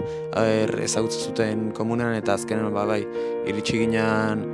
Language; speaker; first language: Basque; native; Basque